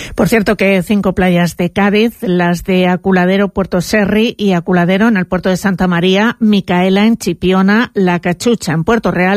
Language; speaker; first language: Spanish; native; Spanish